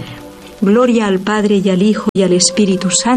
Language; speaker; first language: Spanish; native; Spanish